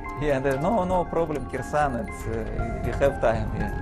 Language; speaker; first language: English; non-native, fluent; Russian